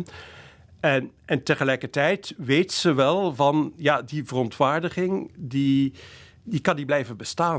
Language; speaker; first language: Dutch; native; Dutch